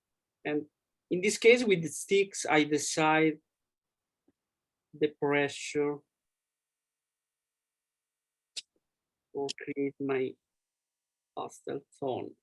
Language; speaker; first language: English; non-native, learner; Italian